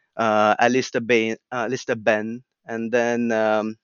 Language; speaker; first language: English; non-native, local second language; Marathi